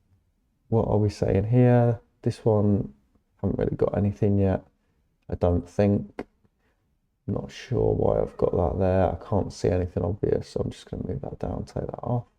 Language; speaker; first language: English; native; English